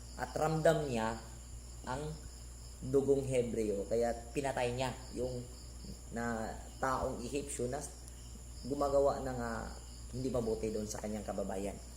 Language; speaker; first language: Filipino; non-native, local second language; Cebuano